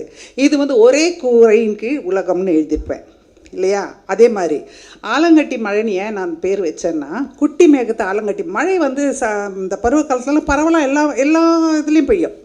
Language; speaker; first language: Tamil; native; Tamil